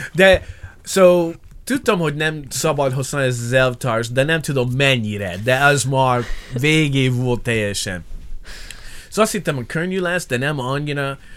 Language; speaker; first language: Hungarian; non-native, learner; English